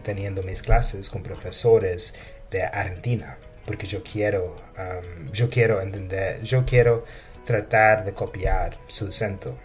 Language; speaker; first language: Spanish; non-native, fluent; English